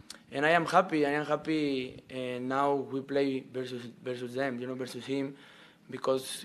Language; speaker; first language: English; non-native, learner; Spanish